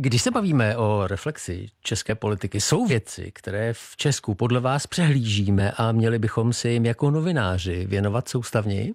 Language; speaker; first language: Czech; native; Czech